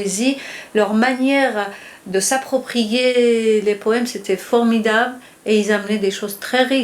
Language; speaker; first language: French; non-native, fluent; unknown